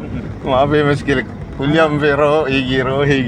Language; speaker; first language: Arabic; non-native, learner; Malayalam